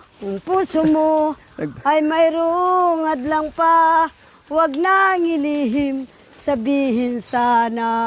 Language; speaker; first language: Filipino; non-native, local second language; Pampanga